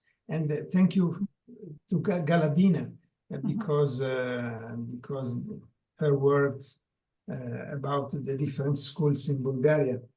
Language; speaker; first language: English; non-native, learner; Italian